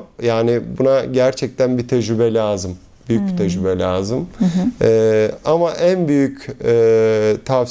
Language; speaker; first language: Turkish; early bilingual, heritage; Turkish